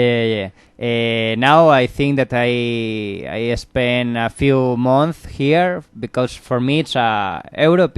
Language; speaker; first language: English; non-native, learner; Spanish